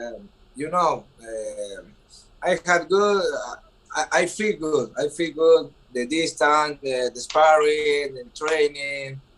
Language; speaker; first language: English; non-native, learner; Spanish